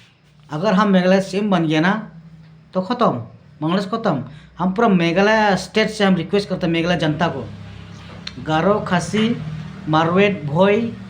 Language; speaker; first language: Hindi; non-native, local second language; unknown